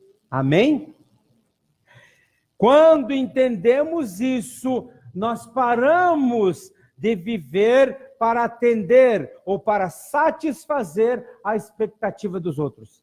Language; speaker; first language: Portuguese; native; Portuguese